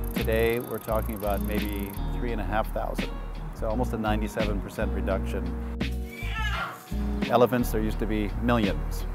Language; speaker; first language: English; native; English